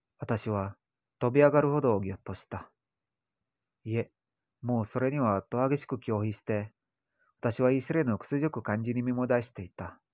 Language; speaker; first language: Japanese; non-native, learner; Indonesian